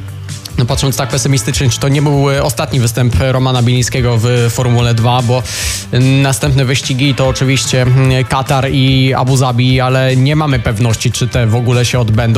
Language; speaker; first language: Polish; native; Polish